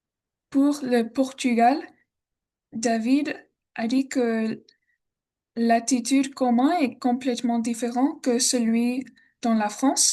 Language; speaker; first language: French; non-native, learner; English